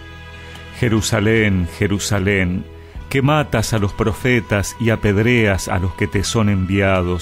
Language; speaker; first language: Spanish; native; Spanish